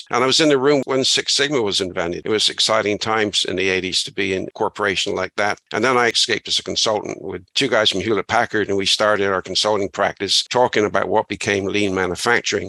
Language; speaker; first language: English; native; English